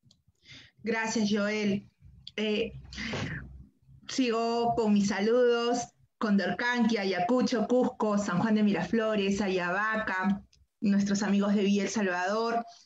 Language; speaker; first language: Spanish; native; Spanish